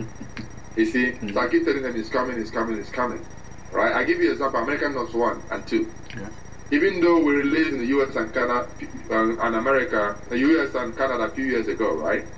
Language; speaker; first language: English; non-native, local second language; Igbo